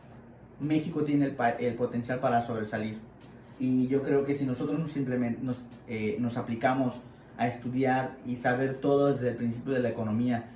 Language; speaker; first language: Spanish; native; Spanish